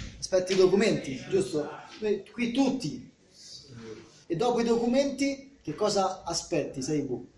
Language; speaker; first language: Italian; native; Italian